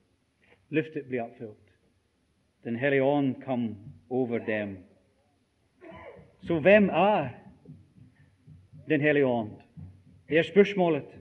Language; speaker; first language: Norwegian; non-native, fluent; English